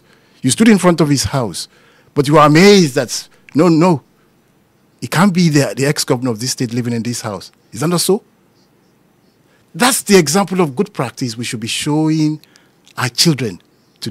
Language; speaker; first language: English; non-native, local second language; Yoruba